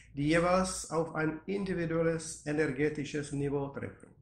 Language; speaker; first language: German; non-native, fluent; Czech